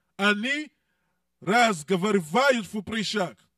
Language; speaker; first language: Russian; non-native, learner; English